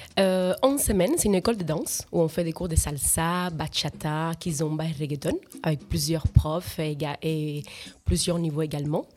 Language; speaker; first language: French; non-native, fluent; Spanish